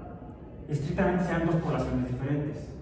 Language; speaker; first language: Spanish; native; Spanish